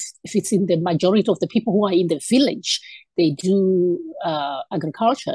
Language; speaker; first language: English; non-native, local second language; Shona